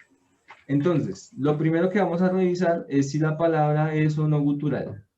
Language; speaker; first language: Spanish; native; Spanish